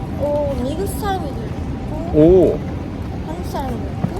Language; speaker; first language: Korean; non-native, learner; Japanese